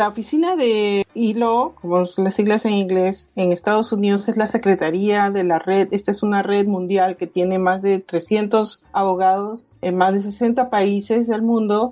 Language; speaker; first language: Spanish; native; Spanish